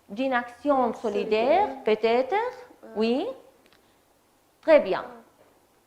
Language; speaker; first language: French; non-native, fluent; Arabic